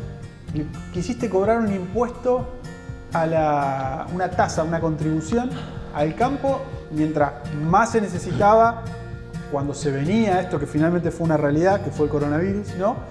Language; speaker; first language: Spanish; native; Spanish